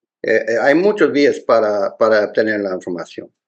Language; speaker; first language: Spanish; non-native, learner; English